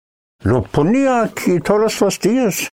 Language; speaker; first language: Spanish; non-native, fluent; English